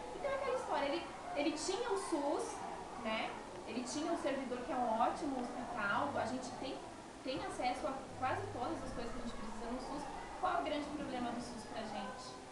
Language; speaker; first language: Portuguese; native; Portuguese